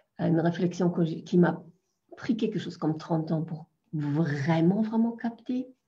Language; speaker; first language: French; non-native, fluent; German